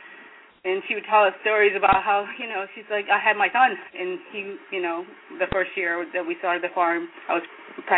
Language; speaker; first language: English; non-native, local second language; Kikuyu